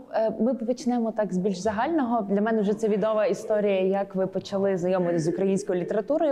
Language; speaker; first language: Ukrainian; native; Ukrainian